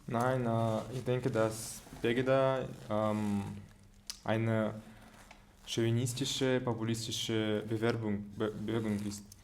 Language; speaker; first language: German; non-native, learner; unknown